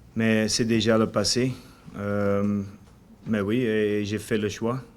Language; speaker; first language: French; non-native, learner; Dutch